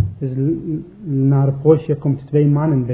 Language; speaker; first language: Dutch; non-native, learner; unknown